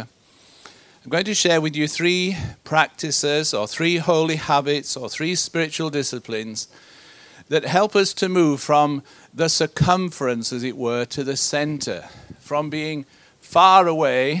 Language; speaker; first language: English; native; English